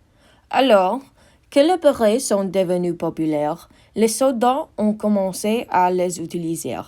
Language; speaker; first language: French; non-native, learner; English